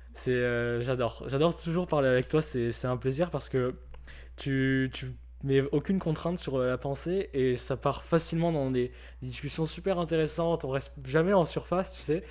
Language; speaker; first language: French; native; French